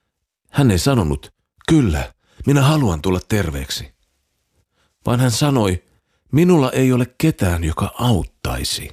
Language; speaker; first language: Finnish; native; Finnish